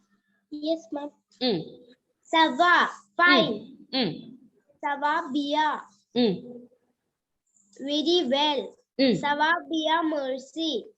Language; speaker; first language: French; non-native, learner; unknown